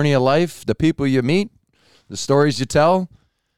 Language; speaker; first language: English; native; English